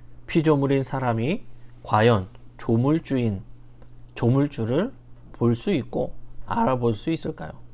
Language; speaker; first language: Korean; native; Korean